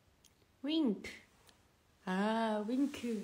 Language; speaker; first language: Japanese; non-native, learner; Chinese